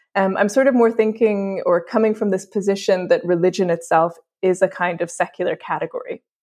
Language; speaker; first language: English; native; English